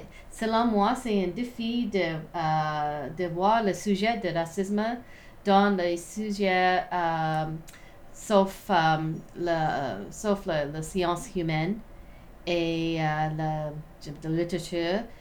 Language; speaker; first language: French; non-native, learner; English